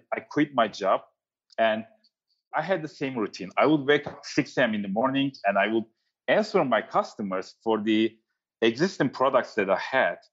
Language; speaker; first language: English; non-native, fluent; Turkish